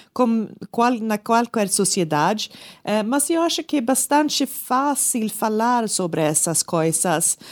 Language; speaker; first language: Portuguese; non-native, learner; Swedish